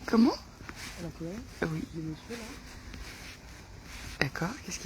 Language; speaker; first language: French; native; French